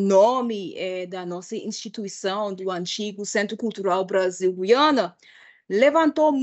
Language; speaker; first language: Portuguese; non-native, fluent; English